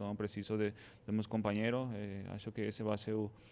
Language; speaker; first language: Portuguese; non-native, fluent; Spanish